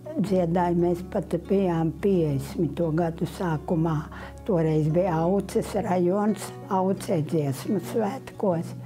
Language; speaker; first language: Latvian; native; Latvian